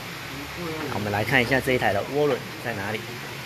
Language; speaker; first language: Chinese; native; Chinese